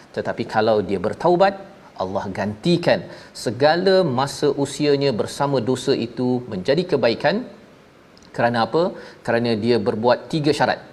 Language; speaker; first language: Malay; native; Malay